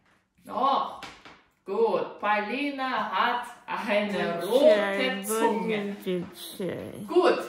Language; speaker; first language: German; non-native, fluent; Russian